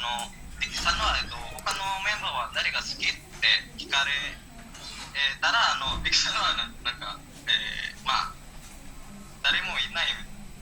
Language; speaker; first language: Japanese; non-native, learner; Indonesian